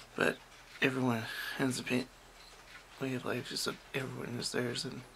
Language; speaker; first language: English; native; English